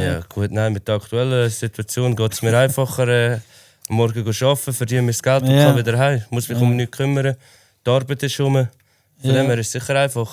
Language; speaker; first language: German; native; German